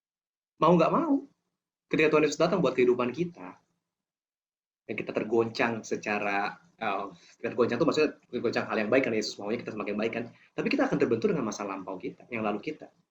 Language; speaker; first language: Indonesian; native; Indonesian